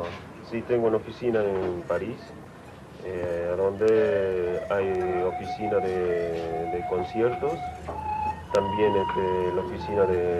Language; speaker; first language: Spanish; non-native, local second language; Quechua